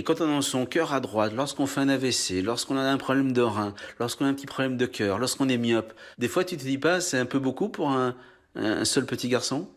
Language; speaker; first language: French; native; French